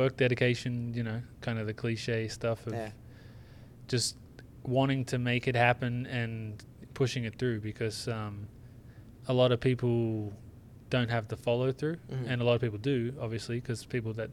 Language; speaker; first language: English; native; English